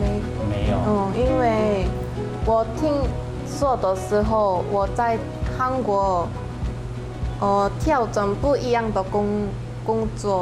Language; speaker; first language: Chinese; non-native, learner; Korean